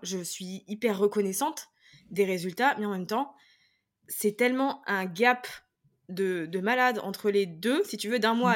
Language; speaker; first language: French; native; French